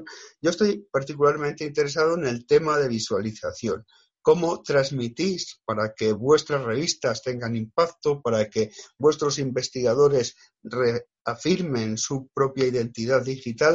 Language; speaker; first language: Spanish; native; Spanish